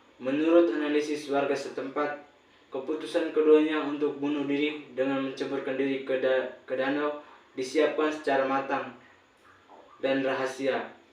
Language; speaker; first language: Indonesian; non-native, local second language; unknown